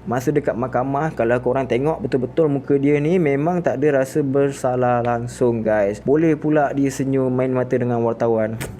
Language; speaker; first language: Malay; native; Malay